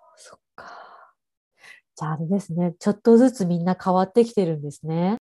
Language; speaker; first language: Japanese; native; Japanese